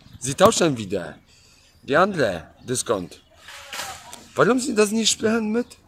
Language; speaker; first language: German; non-native, learner; Polish